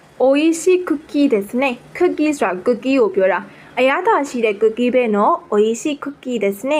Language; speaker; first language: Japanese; non-native, fluent; Burmese